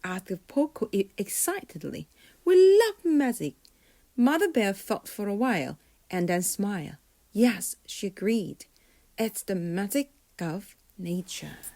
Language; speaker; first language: English; non-native, fluent; Korean